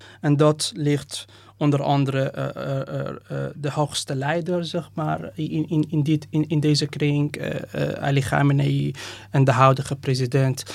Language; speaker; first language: Dutch; non-native, fluent; Persian